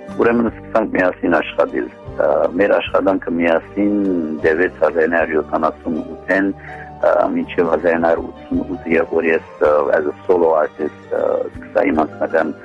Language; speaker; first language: Armenian; early bilingual, heritage; Armenian